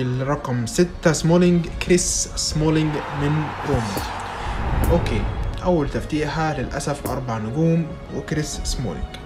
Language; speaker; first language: Arabic; native; Arabic